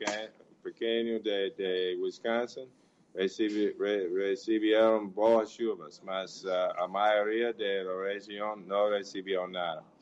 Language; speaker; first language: Portuguese; non-native, fluent; English